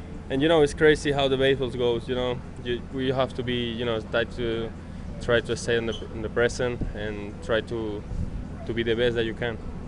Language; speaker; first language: English; non-native, fluent; Spanish